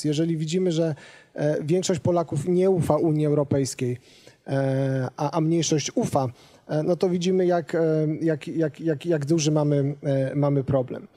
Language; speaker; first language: Polish; native; Polish